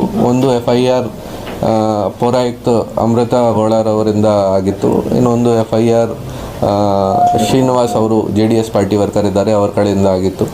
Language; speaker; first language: Kannada; non-native, fluent; Hindi